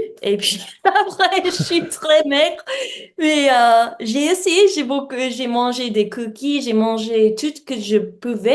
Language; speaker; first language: French; non-native, learner; English